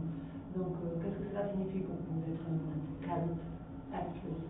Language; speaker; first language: French; non-native, fluent; Italian